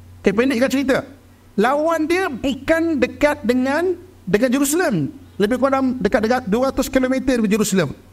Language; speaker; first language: Malay; native; Malay